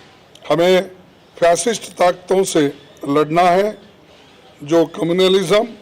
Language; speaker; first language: Hindi; non-native, local second language; Kannada